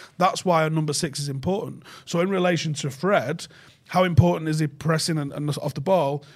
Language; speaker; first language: English; native; English